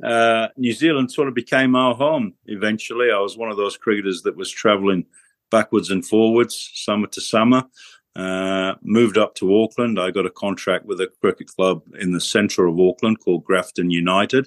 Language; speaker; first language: English; native; English